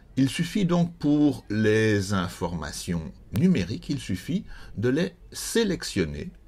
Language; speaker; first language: French; native; French